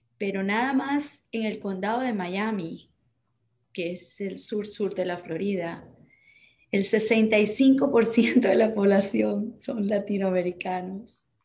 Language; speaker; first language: Spanish; native; Spanish